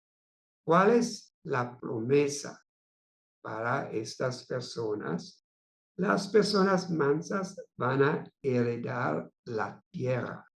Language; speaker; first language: Spanish; non-native, fluent; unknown